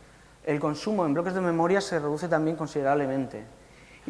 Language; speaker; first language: Spanish; native; Spanish